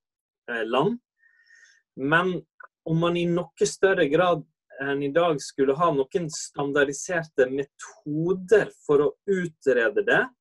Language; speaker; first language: Norwegian; native; Norwegian